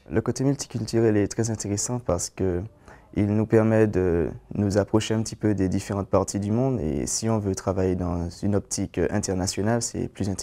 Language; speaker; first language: French; native; French